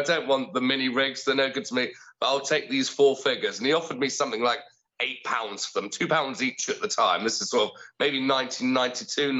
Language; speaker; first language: English; native; English